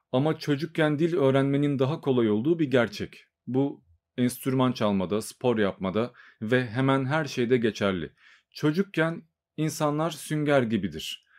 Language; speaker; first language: Turkish; native; Turkish